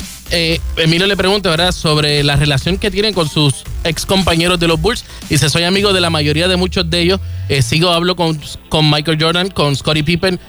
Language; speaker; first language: Spanish; native; Spanish